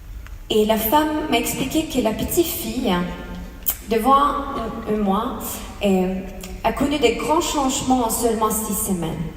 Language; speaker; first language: French; non-native, fluent; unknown